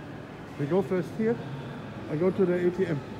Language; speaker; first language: English; non-native, learner; German